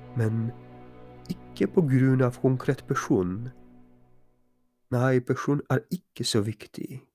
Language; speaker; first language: Norwegian; non-native, fluent; Polish